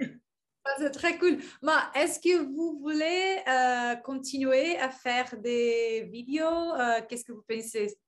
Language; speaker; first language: French; non-native, learner; English